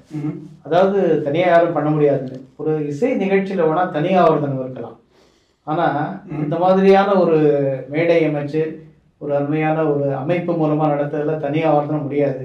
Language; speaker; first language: Tamil; native; Tamil